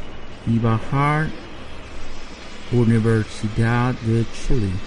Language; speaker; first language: Spanish; non-native, learner; French